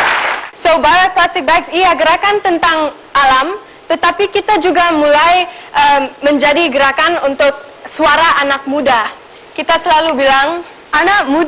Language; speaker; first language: Indonesian; non-native, local second language; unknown